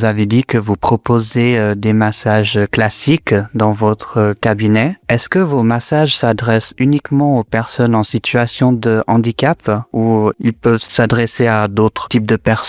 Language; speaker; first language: French; native; French